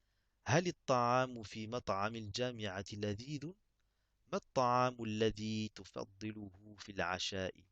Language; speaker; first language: Arabic; non-native, fluent; French